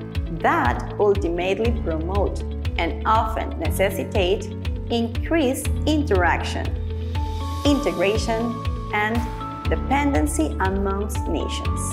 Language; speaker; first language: English; non-native, fluent; Spanish